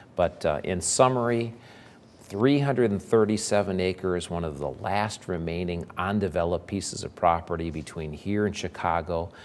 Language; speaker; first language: English; native; English